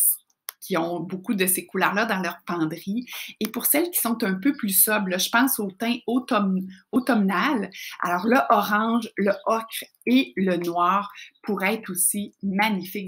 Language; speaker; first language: French; native; French